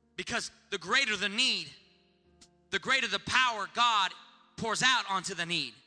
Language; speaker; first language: English; native; English